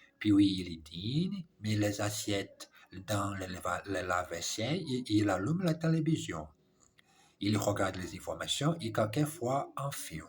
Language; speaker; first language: French; non-native, learner; English